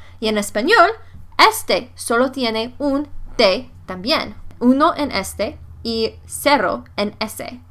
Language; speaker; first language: Spanish; non-native, fluent; English